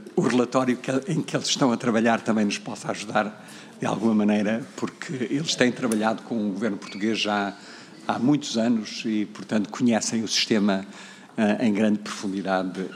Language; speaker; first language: Portuguese; native; Portuguese